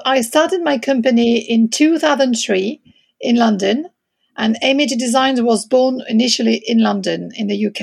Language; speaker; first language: English; non-native, fluent; French